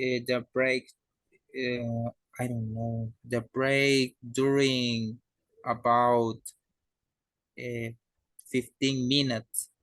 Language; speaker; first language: English; non-native, learner; Spanish